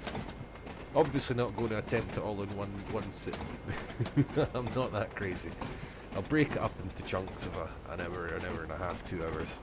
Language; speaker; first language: English; native; English